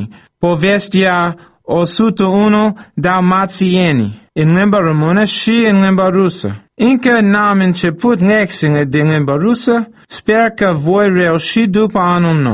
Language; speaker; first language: Romanian; non-native, fluent; English